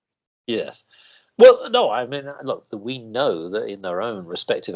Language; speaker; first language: English; native; English